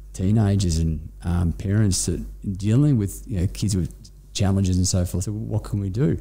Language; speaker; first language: English; native; English